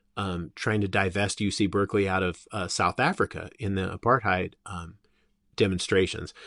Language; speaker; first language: English; native; English